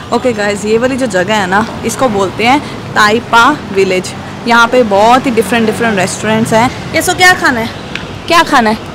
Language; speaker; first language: Hindi; native; Hindi